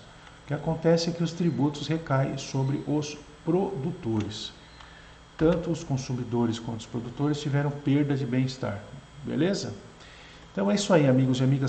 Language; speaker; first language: Portuguese; native; Portuguese